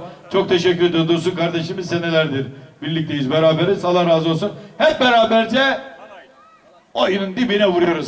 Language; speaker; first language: Turkish; native; Turkish